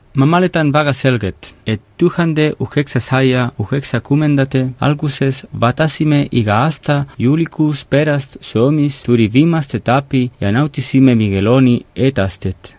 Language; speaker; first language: Estonian; non-native, fluent; Spanish